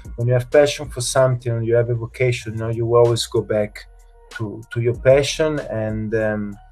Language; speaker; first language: English; non-native, fluent; Italian